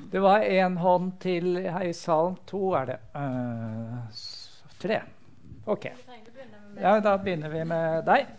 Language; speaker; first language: Norwegian; native; Norwegian